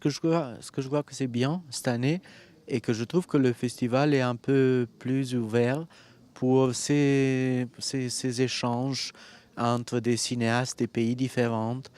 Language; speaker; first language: French; non-native, fluent; Romanian